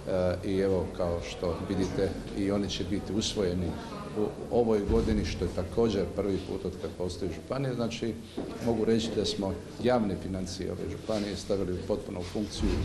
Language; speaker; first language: Serbian; native; Serbian